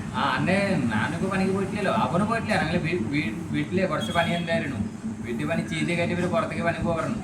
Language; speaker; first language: Malayalam; non-native, fluent; Bangla